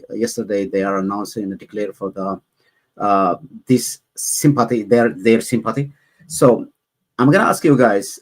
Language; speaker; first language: English; non-native, learner; Amharic